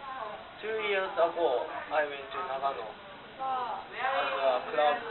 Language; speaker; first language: English; non-native, learner; Japanese